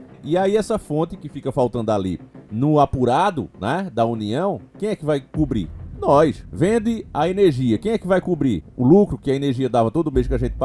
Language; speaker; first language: Portuguese; native; Portuguese